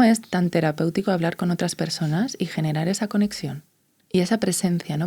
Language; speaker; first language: Spanish; native; Spanish